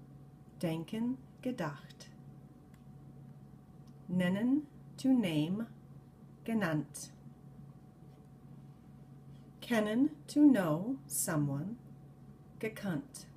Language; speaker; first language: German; non-native, fluent; English